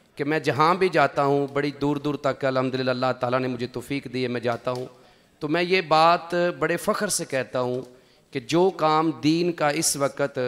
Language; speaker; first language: Urdu; non-native, local second language; Punjabi